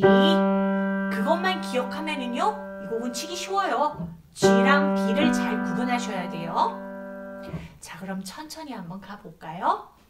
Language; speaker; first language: Korean; native; Korean